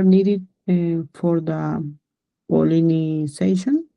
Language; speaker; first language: English; non-native, learner; Spanish